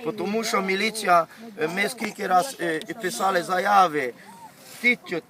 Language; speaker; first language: Ukrainian; native; Ukrainian